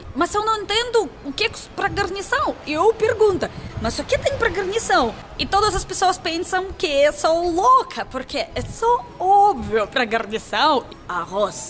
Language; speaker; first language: Portuguese; non-native, learner; Russian